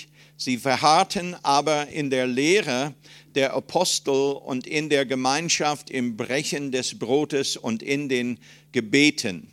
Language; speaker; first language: German; non-native, fluent; English